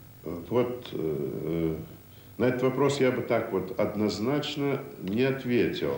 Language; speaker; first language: Russian; native; Russian